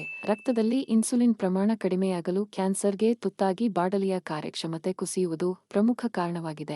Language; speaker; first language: Kannada; native; Kannada